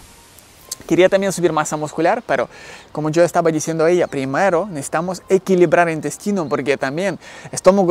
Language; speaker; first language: Spanish; non-native, learner; Ukrainian